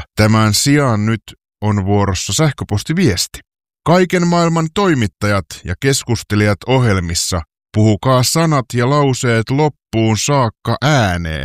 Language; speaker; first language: Finnish; native; Finnish